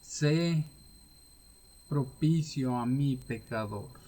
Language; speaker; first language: Spanish; native; Spanish